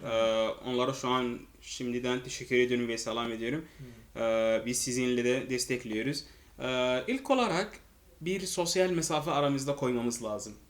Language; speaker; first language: Turkish; non-native, fluent; Arabic